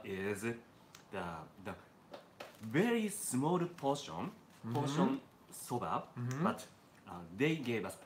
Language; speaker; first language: English; non-native, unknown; Japanese